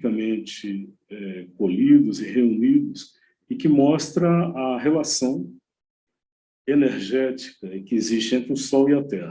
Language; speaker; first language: Portuguese; native; Portuguese